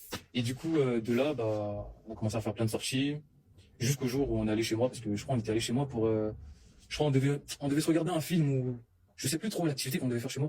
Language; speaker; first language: French; native; French